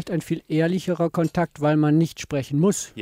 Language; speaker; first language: German; native; German